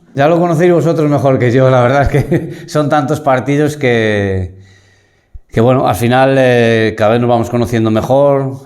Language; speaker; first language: Spanish; native; Spanish